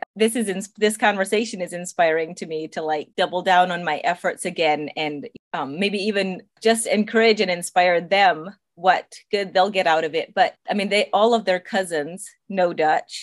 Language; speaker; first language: English; non-native, local second language; Pennsylvania German